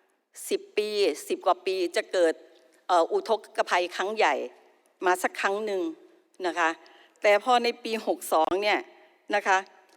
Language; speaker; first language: Thai; native; Thai